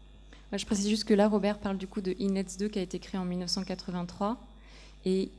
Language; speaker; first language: French; native; French